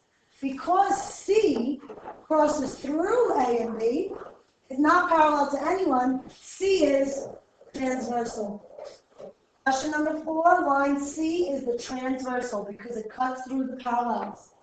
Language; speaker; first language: English; native; English